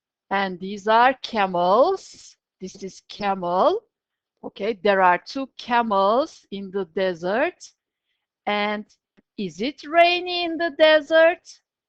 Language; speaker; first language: English; non-native, fluent; Turkish